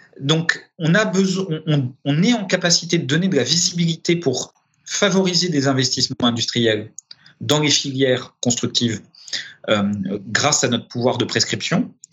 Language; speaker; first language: French; early bilingual, other home language; Romanian